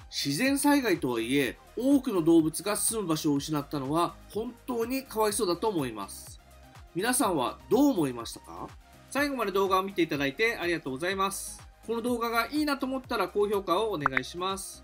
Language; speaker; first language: Japanese; native; Japanese